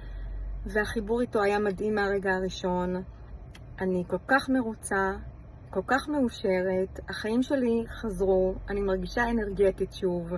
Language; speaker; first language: Hebrew; native; Hebrew